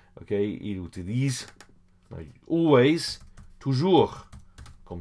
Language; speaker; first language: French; non-native, fluent; English